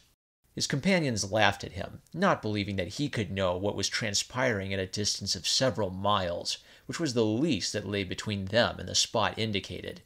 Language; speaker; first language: English; native; English